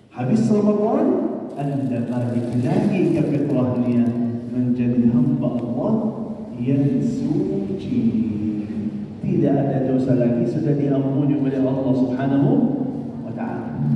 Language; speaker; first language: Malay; non-native, fluent; Arabic